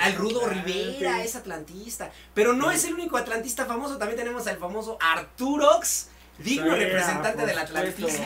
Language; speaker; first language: Spanish; native; Spanish